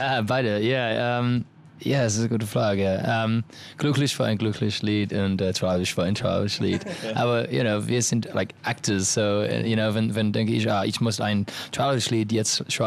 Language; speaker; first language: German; non-native, learner; English